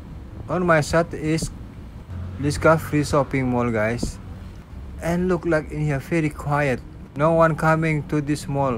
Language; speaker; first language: English; non-native, learner; Indonesian